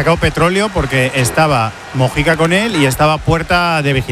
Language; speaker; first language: Spanish; native; Spanish